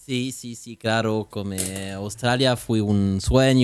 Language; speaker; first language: Spanish; non-native, learner; French